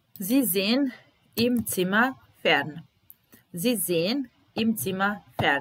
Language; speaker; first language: German; non-native, fluent; Italian